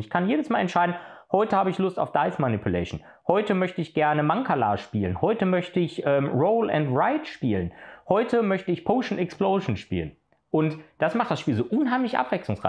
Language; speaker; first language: German; native; German